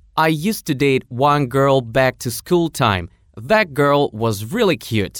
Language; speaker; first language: English; non-native, fluent; Russian